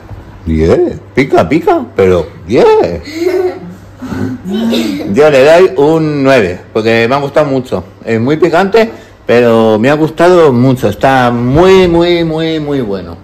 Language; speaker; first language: Spanish; native; Spanish